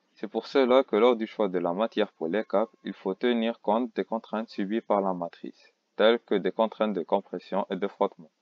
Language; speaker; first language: French; non-native, local second language; Arabic